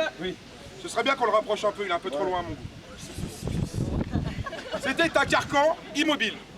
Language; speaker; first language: French; native; French